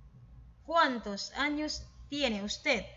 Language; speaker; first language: Spanish; non-native, fluent; Filipino